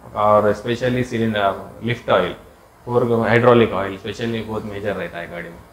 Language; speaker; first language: Hindi; non-native, local second language; Telugu